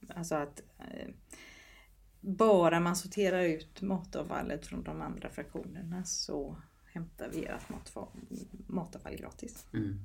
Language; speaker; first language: Swedish; native; Swedish